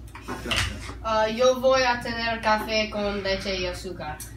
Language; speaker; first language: Spanish; non-native, learner; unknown